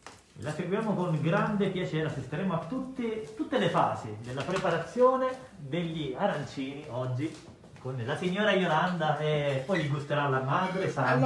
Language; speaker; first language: Italian; native; Italian